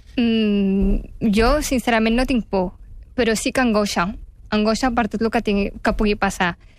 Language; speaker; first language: Catalan; early bilingual, other home language; Arabic